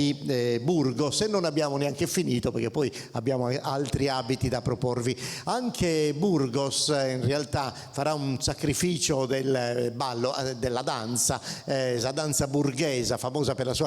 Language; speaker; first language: Italian; native; Italian